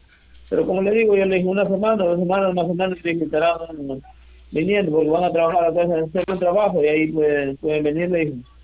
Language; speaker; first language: Spanish; native; Spanish